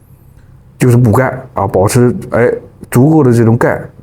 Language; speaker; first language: Chinese; native; Chinese